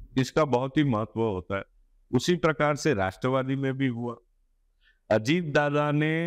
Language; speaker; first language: Hindi; non-native, local second language; Gujarati